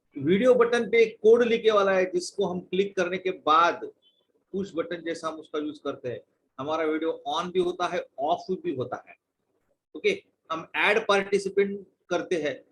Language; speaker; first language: Hindi; non-native, local second language; Marathi